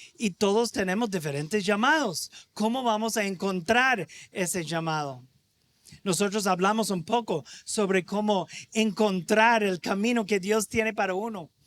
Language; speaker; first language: Spanish; non-native, fluent; English